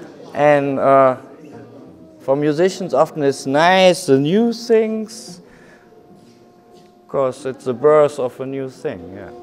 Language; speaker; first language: English; non-native, fluent; German